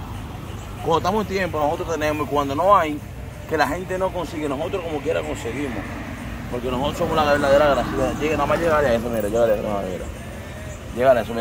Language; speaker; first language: Spanish; native; Spanish